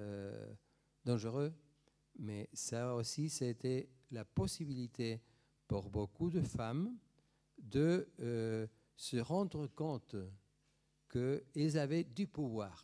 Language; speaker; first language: French; non-native, fluent; Spanish